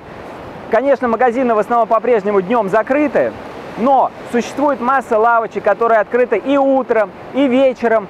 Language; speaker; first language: Russian; native; Russian